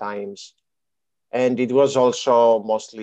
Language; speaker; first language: English; non-native, fluent; Greek